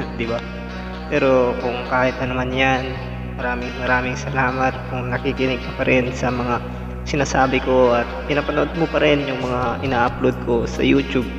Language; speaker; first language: Filipino; non-native, local second language; Iloko